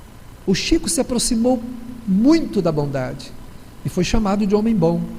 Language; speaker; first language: Portuguese; native; Portuguese